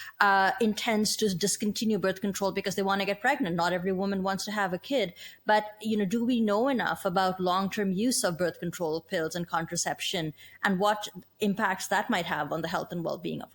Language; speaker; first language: English; native; English